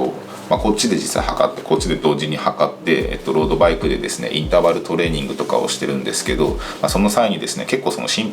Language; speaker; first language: Japanese; native; Japanese